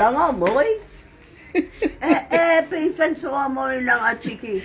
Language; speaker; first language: Dutch; non-native, local second language; Sranan Tongo